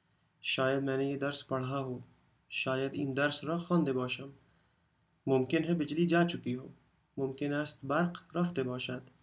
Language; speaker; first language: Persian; non-native, fluent; Urdu